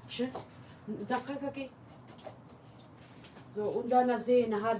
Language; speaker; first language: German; non-native, learner; Kurdish